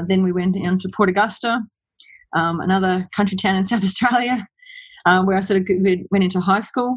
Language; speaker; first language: English; native; English